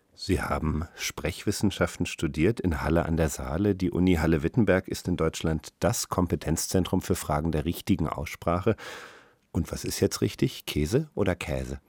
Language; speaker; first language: German; native; German